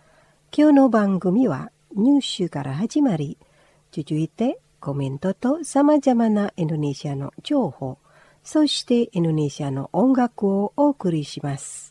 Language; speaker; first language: Japanese; non-native, fluent; Indonesian